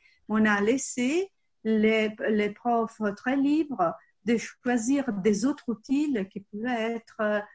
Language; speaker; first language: French; non-native, fluent; Italian